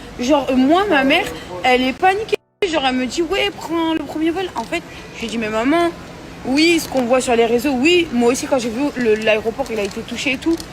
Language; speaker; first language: French; native; French